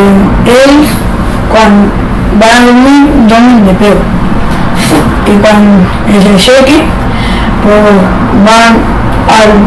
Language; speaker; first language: Catalan; non-native, local second language; Spanish